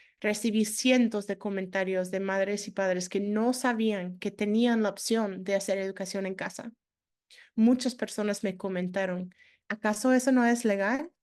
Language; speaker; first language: Spanish; non-native, fluent; English